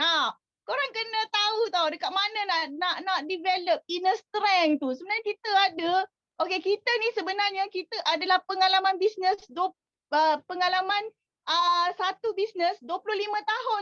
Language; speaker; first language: Malay; native; Malay